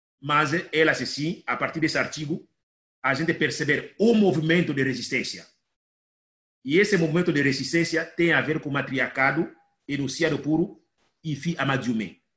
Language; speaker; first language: Portuguese; non-native, fluent; Lingala